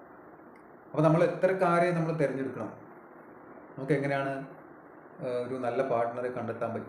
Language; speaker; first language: Malayalam; native; Malayalam